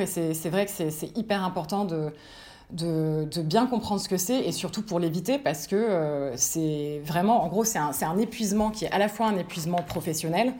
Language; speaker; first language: French; native; French